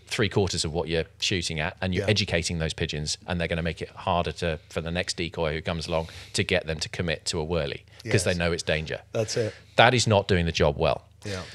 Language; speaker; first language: English; native; English